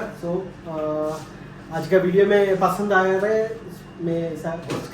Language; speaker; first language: Hindi; non-native, learner; Malayalam